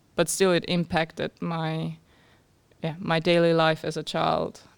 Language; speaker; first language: English; non-native, fluent; German